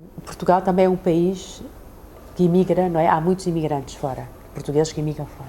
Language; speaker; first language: Portuguese; early bilingual, other home language; Chinese